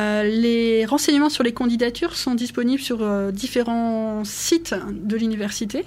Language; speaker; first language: French; native; French